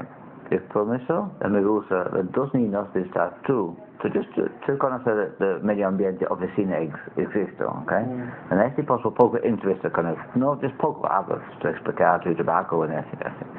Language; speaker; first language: Spanish; non-native, learner; English